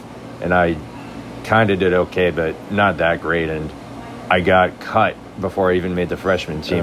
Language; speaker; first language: English; native; English